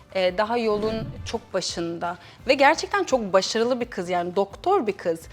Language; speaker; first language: Turkish; early bilingual, heritage; Turkish